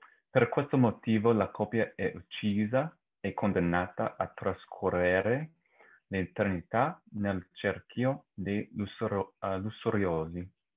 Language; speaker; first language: Italian; non-native, learner; English